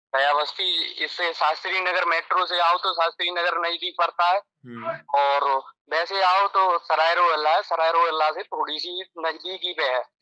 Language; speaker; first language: Hindi; native; Hindi